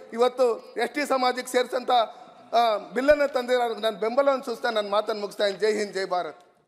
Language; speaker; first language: Kannada; native; Kannada